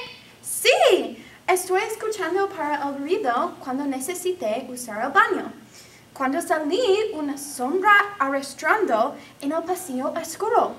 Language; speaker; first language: Spanish; non-native, learner; English